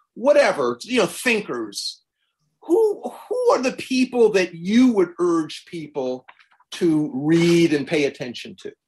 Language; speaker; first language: English; native; English